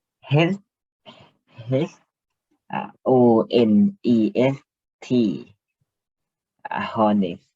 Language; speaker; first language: English; non-native, learner; Thai